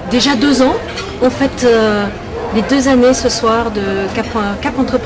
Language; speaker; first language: French; native; French